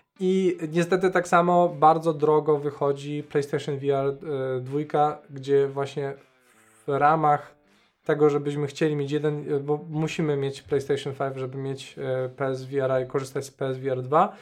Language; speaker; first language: Polish; native; Polish